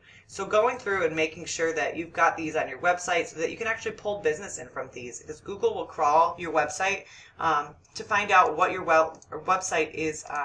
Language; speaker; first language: English; native; English